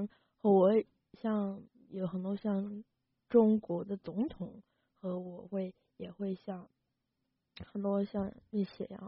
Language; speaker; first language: Chinese; early bilingual, heritage; Chinese